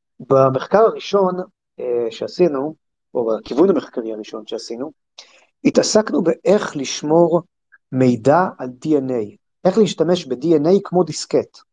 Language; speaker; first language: Hebrew; native; Hebrew